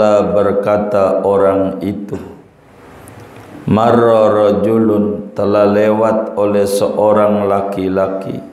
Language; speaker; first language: Indonesian; native; Indonesian